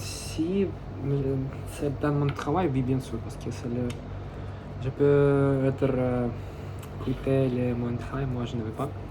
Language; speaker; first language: French; non-native, learner; Russian